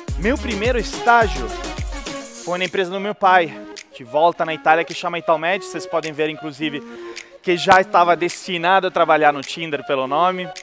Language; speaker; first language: Portuguese; non-native, fluent; Italian